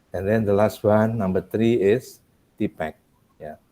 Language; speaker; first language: English; non-native, learner; Indonesian